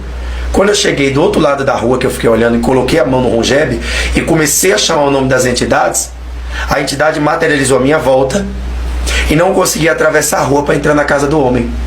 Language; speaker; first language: Portuguese; native; Portuguese